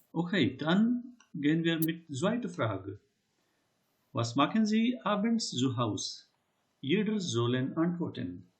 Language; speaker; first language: German; non-native, learner; Hindi